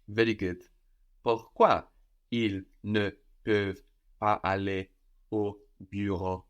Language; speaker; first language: French; non-native, fluent; English